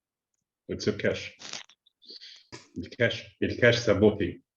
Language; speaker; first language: French; non-native, local second language; Arabic